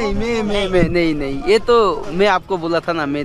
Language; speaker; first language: Hindi; non-native, learner; Bangla